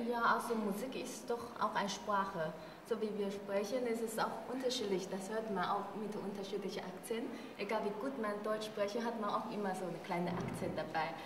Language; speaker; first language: German; non-native, fluent; Chinese